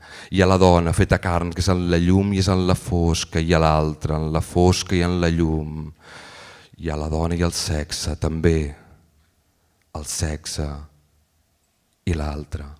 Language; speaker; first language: Catalan; native; Catalan